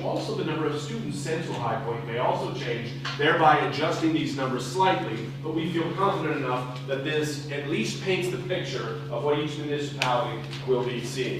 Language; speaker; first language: English; native; English